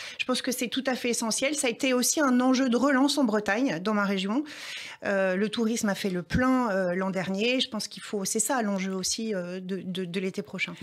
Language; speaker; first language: French; native; French